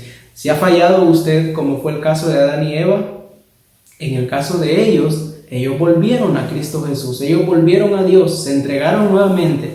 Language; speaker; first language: Spanish; native; Spanish